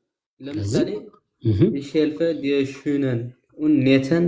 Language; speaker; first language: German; non-native, fluent; Amharic